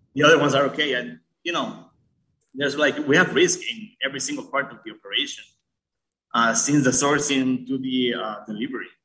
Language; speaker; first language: English; early bilingual, other home language; Spanish